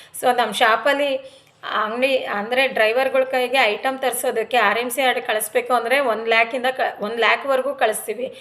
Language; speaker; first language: Kannada; non-native, local second language; Telugu